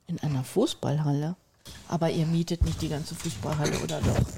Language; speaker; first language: German; native; German